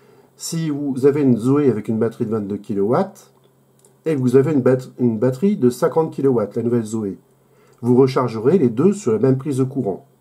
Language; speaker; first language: French; native; French